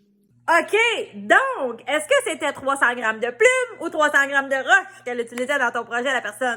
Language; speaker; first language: French; native; French